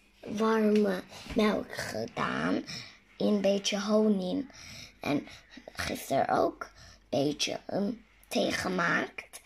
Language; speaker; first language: Dutch; early bilingual, other home language; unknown